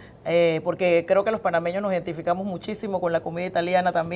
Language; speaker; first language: Spanish; native; Spanish